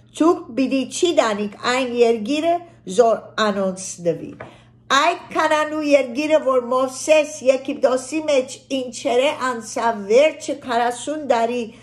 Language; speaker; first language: Armenian; early bilingual, heritage; Armenian